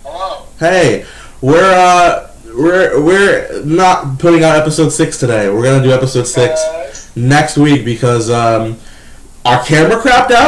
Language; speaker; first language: English; native; English